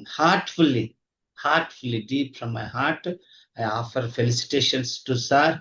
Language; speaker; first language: English; non-native, local second language; Telugu